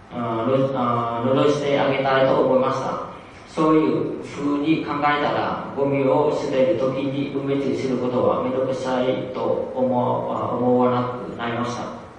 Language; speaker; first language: Japanese; non-native, fluent; Vietnamese